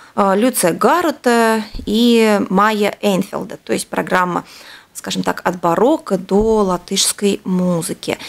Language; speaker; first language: Russian; native; Russian